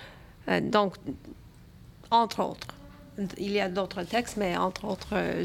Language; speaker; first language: French; early bilingual, other home language; Romanian